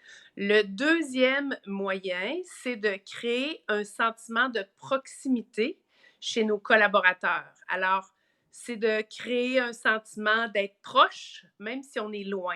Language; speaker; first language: French; native; French